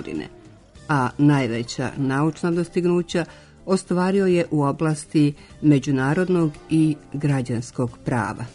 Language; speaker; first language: Serbian; native; Serbian